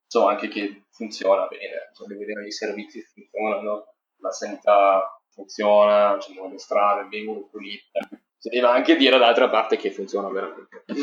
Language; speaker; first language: Italian; non-native, local second language; German